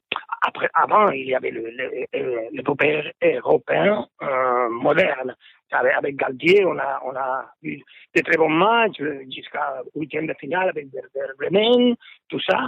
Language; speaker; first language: French; non-native, fluent; Spanish